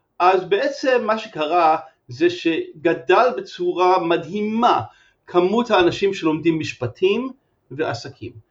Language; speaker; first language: Hebrew; non-native, fluent; English